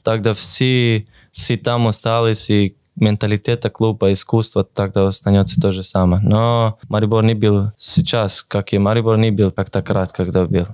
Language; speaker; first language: Russian; non-native, learner; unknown